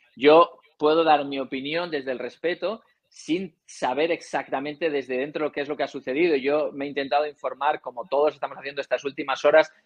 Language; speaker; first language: Spanish; native; Spanish